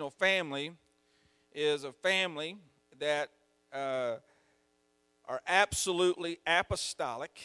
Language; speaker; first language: English; native; English